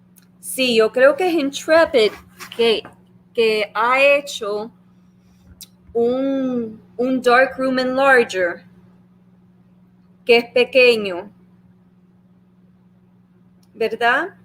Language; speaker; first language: Spanish; early bilingual, heritage; Spanish